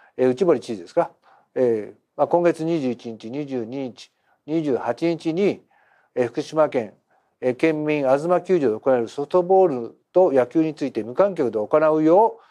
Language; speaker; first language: Japanese; native; Japanese